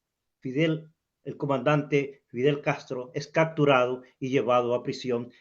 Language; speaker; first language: Spanish; native; Spanish